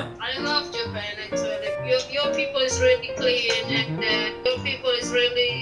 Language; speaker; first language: English; non-native, learner; Indonesian